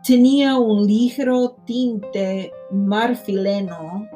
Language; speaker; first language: Spanish; non-native, fluent; English